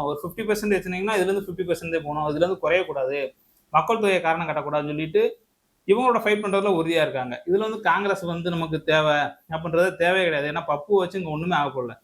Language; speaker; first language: Tamil; native; Tamil